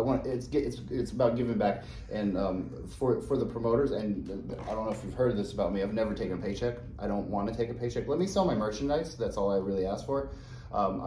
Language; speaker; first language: English; native; English